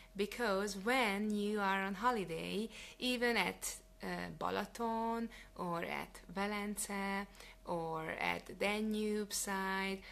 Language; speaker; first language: English; non-native, fluent; Hungarian